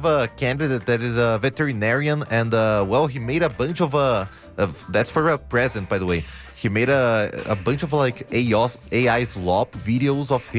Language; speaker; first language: English; non-native, fluent; Portuguese